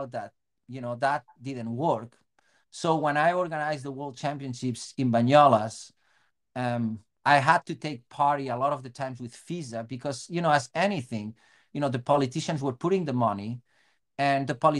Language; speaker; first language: English; non-native, fluent; Spanish